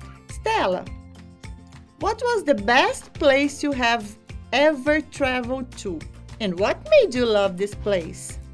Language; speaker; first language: English; non-native, fluent; Portuguese